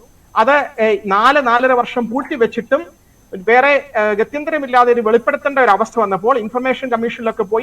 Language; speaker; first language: Malayalam; native; Malayalam